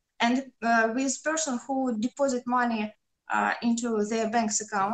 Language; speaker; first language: English; non-native, learner; Russian